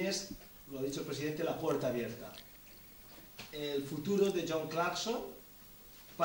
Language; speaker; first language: Spanish; native; Spanish